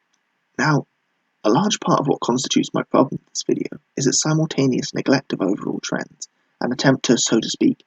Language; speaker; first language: English; native; English